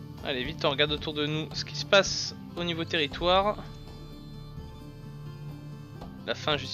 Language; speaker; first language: French; native; French